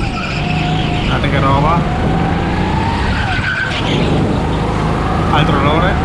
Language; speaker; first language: Italian; native; Italian